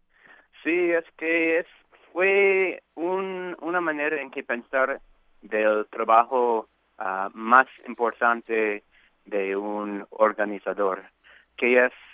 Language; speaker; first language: Spanish; non-native, fluent; English